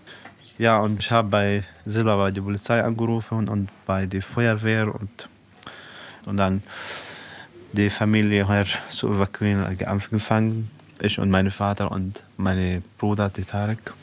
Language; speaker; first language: German; non-native, fluent; Arabic